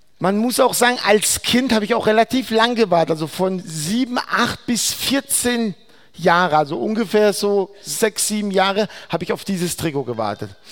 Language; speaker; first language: German; non-native, fluent; Aramaic